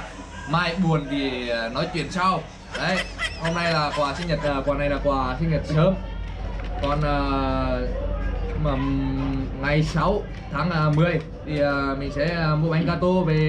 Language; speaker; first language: Vietnamese; native; Vietnamese